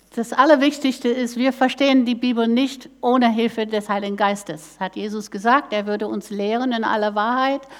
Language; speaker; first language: German; non-native, fluent; English